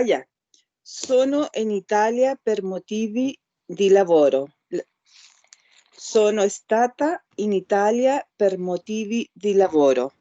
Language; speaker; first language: Italian; non-native, learner; Spanish